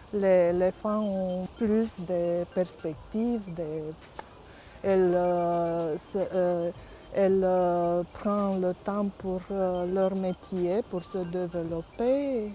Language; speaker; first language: French; non-native, fluent; Romanian